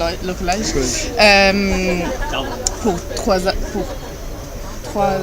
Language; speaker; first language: French; non-native, learner; Italian